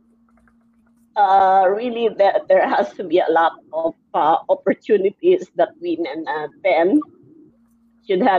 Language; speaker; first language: English; non-native, local second language; Filipino